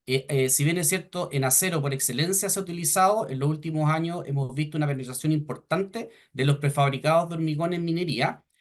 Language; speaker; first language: Spanish; native; Spanish